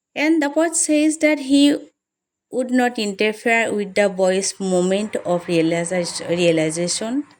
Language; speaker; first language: English; non-native, local second language; Assamese